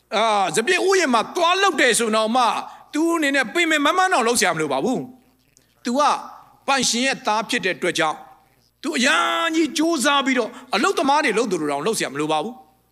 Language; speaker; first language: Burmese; non-native, local second language; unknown